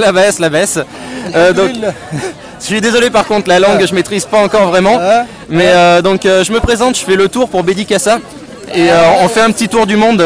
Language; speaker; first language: French; native; French